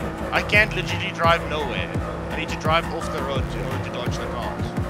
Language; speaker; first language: English; non-native, local second language; Afrikaans